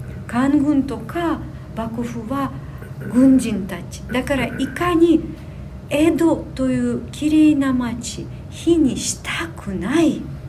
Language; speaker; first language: Japanese; non-native, fluent; Russian